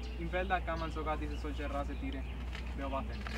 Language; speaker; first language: German; non-native, learner; Spanish